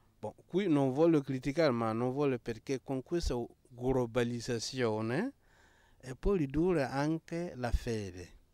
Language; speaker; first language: Italian; non-native, fluent; Mossi